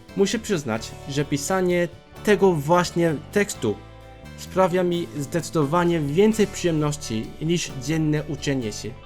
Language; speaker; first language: Polish; non-native, fluent; Cantonese